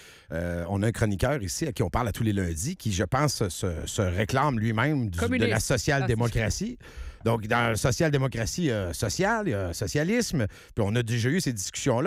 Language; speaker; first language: French; native; French